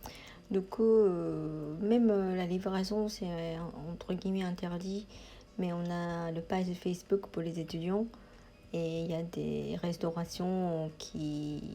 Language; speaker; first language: French; non-native, fluent; Japanese